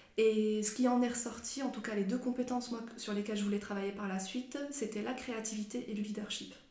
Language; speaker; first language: French; non-native, local second language; Arabic